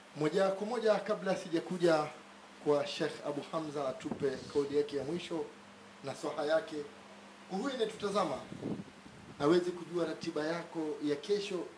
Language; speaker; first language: Swahili; native; Swahili